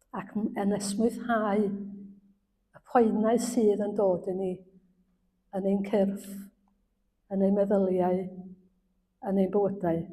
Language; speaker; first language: Welsh; native; Welsh